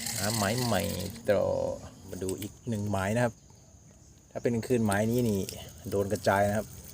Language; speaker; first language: Thai; native; Thai